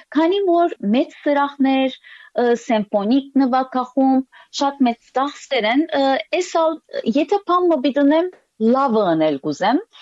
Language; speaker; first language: Armenian; early bilingual, heritage; Armenian